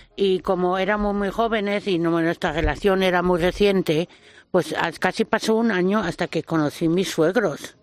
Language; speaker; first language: Spanish; non-native, fluent; German